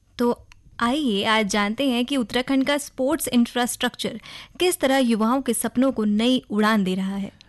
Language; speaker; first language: Hindi; native; Hindi